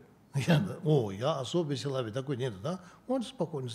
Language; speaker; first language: Russian; non-native, learner; Tibetan